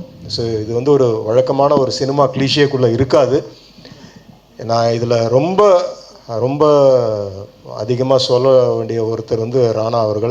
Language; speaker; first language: Tamil; native; Tamil